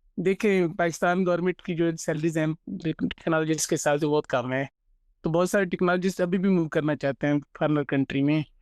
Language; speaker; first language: Urdu; non-native, local second language; Punjabi